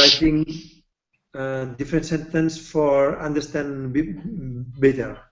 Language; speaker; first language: English; non-native, learner; Spanish